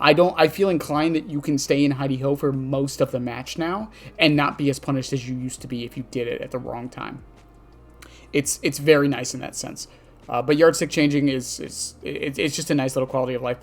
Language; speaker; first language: English; native; English